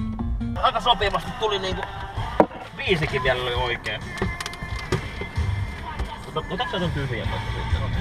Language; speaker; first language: Finnish; native; Finnish